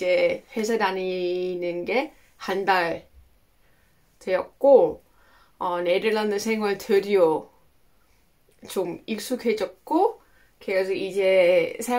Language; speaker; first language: Korean; non-native, learner; Dutch